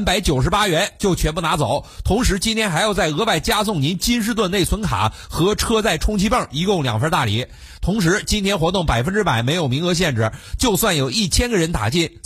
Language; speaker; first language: Chinese; native; Chinese